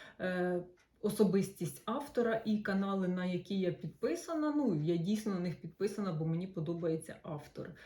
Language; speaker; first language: Ukrainian; non-native, local second language; Russian